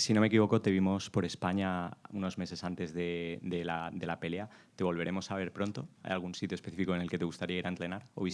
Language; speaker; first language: Spanish; native; Spanish